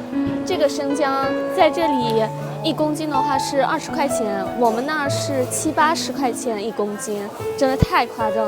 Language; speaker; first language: Chinese; non-native, fluent; Persian